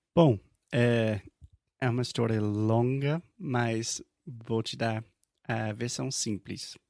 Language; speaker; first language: Portuguese; non-native, fluent; English